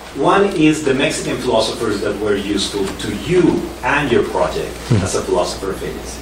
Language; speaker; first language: English; non-native, fluent; Spanish